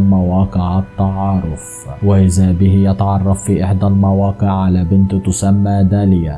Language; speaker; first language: Arabic; native; Arabic